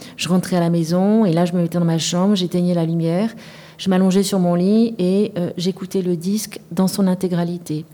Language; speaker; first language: French; native; French